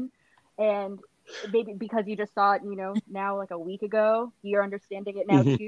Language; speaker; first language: English; native; English